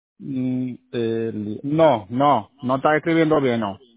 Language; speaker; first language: Spanish; non-native, learner; Haitian Creole